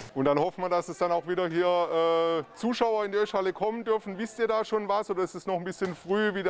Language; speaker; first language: German; native; German